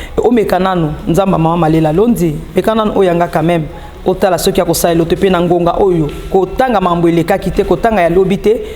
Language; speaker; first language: Lingala; native; Lingala